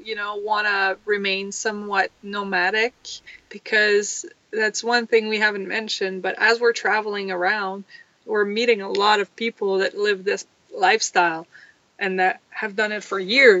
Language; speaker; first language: English; non-native, fluent; French